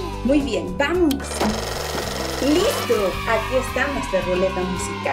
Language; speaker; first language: Spanish; native; Spanish